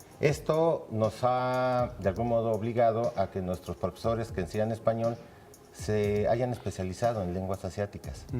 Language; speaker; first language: Spanish; native; Spanish